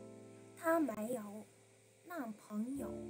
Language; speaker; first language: Chinese; non-native, learner; English